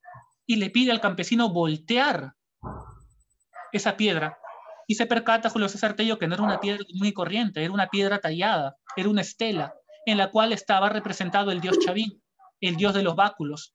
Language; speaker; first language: Spanish; native; Spanish